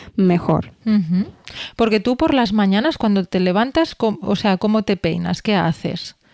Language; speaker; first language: Spanish; early bilingual, other home language; Amharic